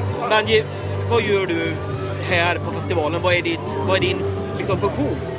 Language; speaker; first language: Swedish; native; Swedish